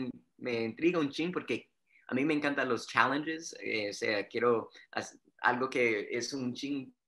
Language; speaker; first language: Spanish; early bilingual, heritage; Spanish